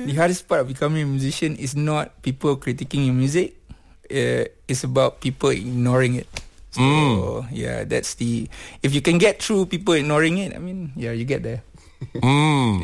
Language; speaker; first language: English; non-native, local second language; Malay